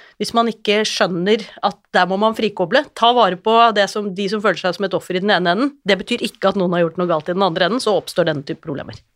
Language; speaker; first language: Norwegian; native; Norwegian